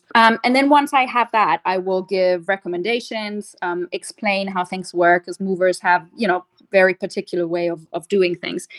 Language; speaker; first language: English; non-native, fluent; German